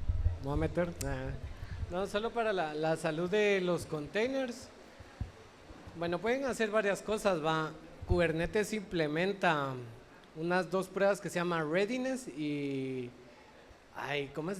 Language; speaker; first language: Spanish; native; Spanish